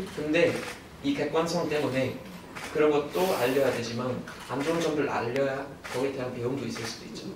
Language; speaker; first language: Korean; non-native, fluent; German